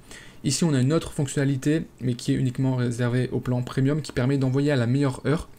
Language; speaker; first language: French; native; French